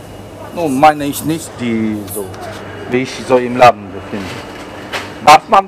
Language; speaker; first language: German; non-native, learner; Ukrainian